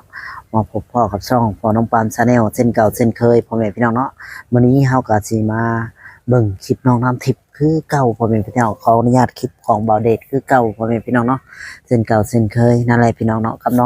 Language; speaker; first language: Thai; non-native, local second language; Lao